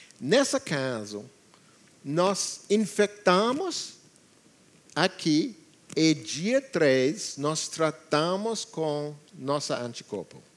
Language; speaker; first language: Portuguese; non-native, learner; English